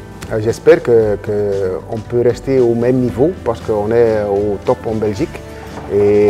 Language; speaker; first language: French; non-native, local second language; Dutch